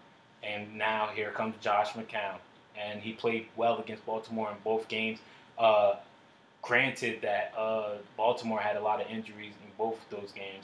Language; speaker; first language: English; native; English